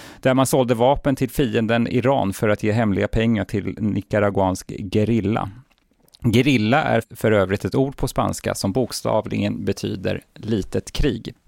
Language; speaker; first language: Swedish; native; Swedish